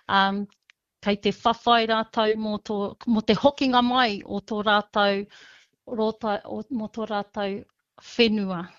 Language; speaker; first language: Māori; non-native, local second language; English